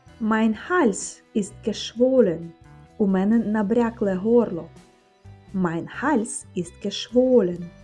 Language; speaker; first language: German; non-native, fluent; Ukrainian